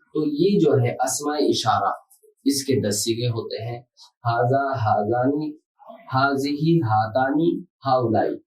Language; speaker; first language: Urdu; native; Urdu